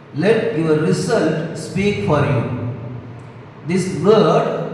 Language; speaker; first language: English; non-native, local second language; Tamil